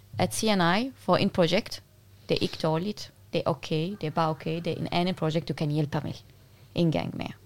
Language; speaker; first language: Danish; non-native, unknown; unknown